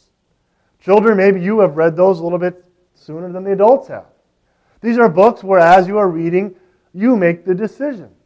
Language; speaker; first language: English; native; English